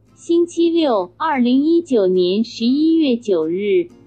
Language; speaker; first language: Chinese; non-native, fluent; Korean